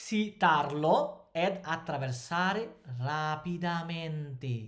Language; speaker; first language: Italian; non-native, fluent; Bangla